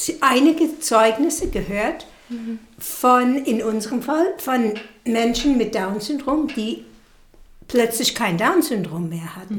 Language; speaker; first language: German; non-native, fluent; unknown